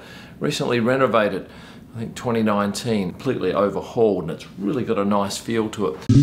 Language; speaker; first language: English; native; English